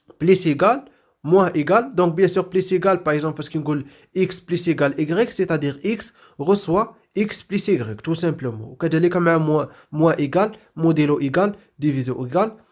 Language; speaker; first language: French; non-native, local second language; Arabic